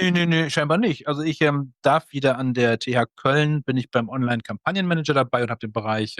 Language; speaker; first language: German; native; German